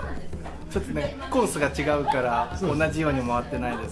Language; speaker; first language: Japanese; native; Japanese